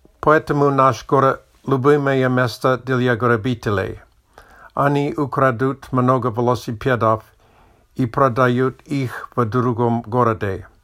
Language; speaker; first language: Russian; non-native, learner; English